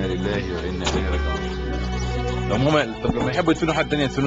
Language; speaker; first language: Arabic; native; Arabic